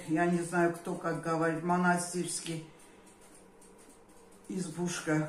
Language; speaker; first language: Russian; non-native, local second language; Armenian